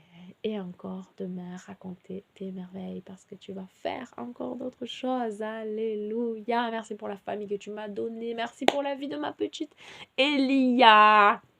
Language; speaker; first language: French; native; French